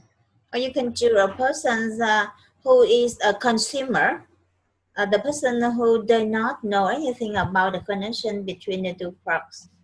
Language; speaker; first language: English; non-native, learner; Vietnamese